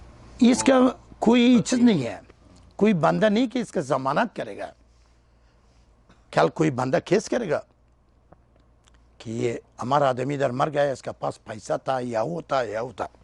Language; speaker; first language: Hindi; non-native, learner; Persian